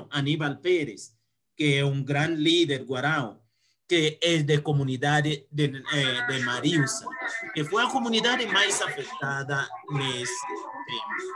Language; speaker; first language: Portuguese; non-native, fluent; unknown